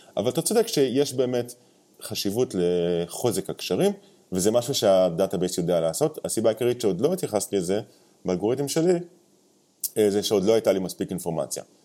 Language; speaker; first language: Hebrew; native; Hebrew